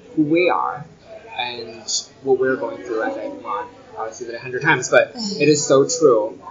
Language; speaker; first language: English; non-native, fluent; Chinese